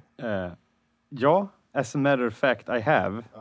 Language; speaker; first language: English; non-native, fluent; Swedish